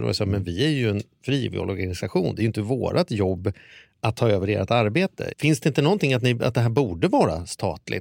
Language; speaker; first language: Swedish; native; Swedish